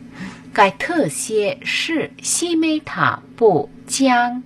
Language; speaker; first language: Chinese; non-native, learner; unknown